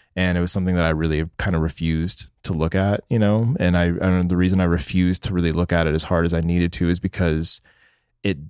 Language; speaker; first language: English; native; English